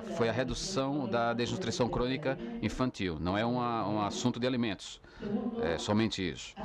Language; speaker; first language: Portuguese; non-native, fluent; Spanish